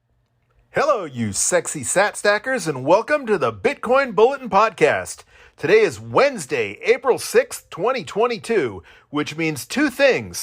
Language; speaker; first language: English; native; English